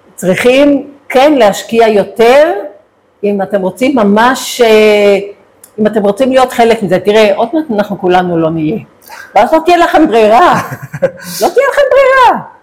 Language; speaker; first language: Hebrew; native; Hebrew